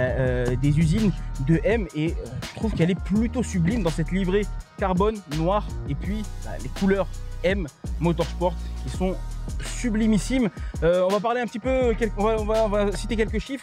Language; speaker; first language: French; native; French